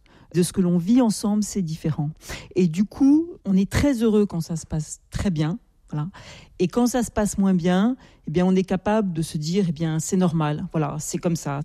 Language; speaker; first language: French; native; French